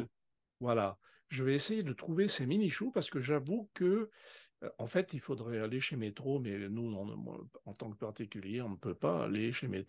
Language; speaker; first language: French; native; French